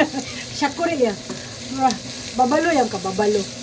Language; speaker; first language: Japanese; non-native, learner; Cebuano